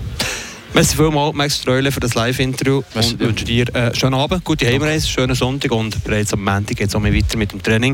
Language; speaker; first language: German; native; German